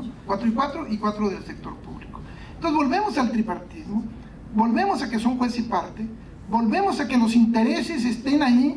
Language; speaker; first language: Spanish; native; Spanish